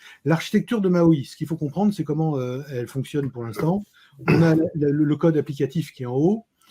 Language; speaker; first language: French; native; French